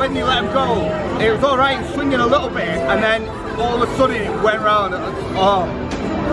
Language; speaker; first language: English; native; English